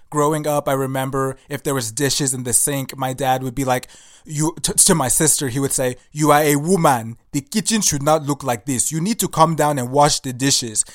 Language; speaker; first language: English; early bilingual, other home language; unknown